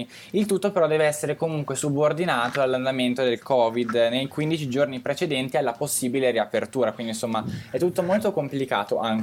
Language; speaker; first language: Italian; native; Italian